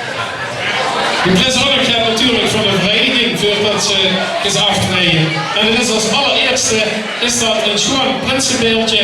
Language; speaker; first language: Dutch; native; Dutch